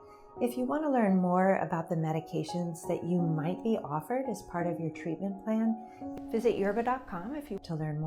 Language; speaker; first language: English; native; English